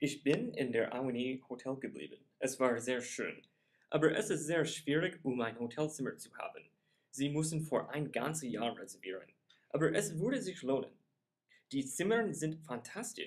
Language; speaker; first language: German; non-native, learner; English